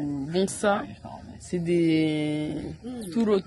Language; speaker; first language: French; native; French